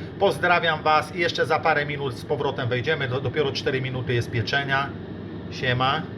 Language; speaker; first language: Polish; native; Polish